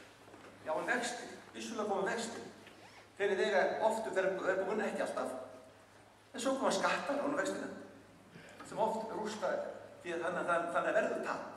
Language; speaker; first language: Icelandic; native; Icelandic